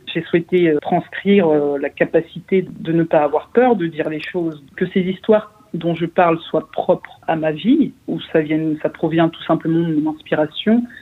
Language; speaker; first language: French; native; French